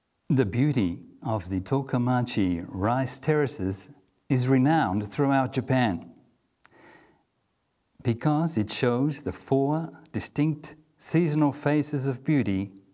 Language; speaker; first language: English; native; English